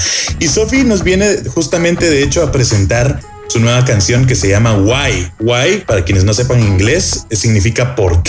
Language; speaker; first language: Spanish; native; Spanish